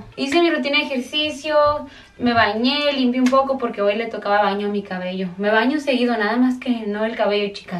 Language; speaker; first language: Spanish; native; Spanish